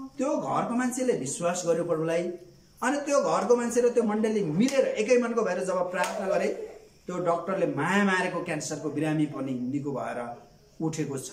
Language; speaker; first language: Nepali; native; Nepali